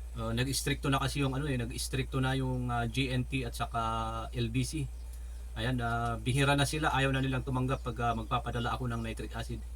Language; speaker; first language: Filipino; native; Filipino